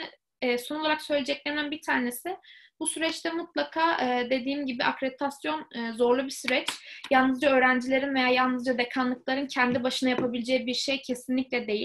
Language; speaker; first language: Turkish; native; Turkish